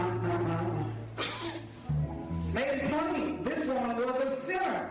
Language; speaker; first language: English; native; English